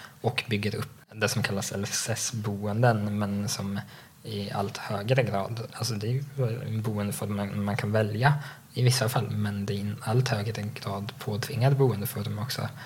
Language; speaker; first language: Swedish; native; Swedish